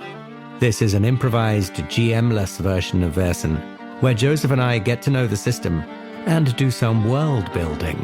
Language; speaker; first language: English; native; English